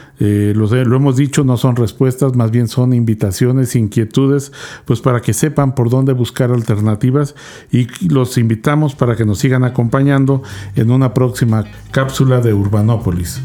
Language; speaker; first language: Spanish; native; Spanish